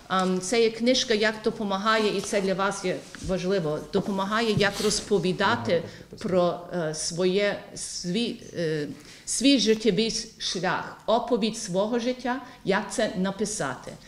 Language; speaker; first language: Ukrainian; early bilingual, heritage; Ukrainian